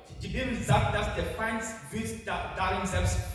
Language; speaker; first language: German; non-native, fluent; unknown